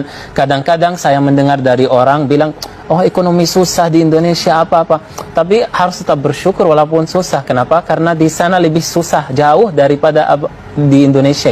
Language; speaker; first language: Indonesian; non-native, fluent; Arabic